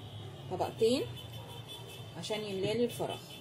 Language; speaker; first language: Arabic; native; Arabic